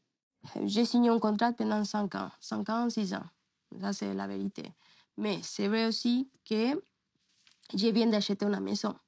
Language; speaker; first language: French; non-native, learner; Spanish